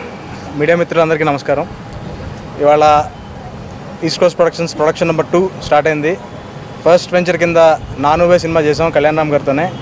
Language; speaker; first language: Telugu; native; Telugu